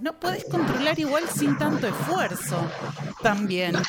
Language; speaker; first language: Spanish; native; Spanish